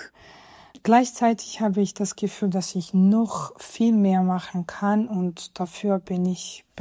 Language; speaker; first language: German; non-native, fluent; Georgian